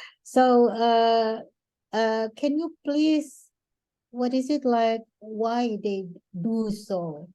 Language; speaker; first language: English; non-native, fluent; Indonesian